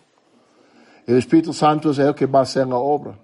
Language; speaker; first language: Spanish; non-native, fluent; English